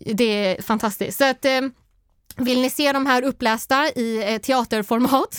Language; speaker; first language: Swedish; native; Swedish